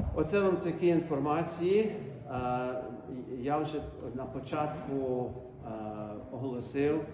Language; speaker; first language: Ukrainian; early bilingual, heritage; Ukrainian